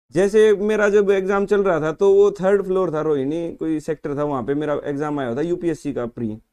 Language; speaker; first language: Hindi; native; Hindi